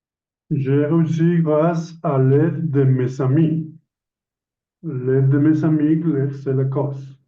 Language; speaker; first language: French; non-native, learner; Spanish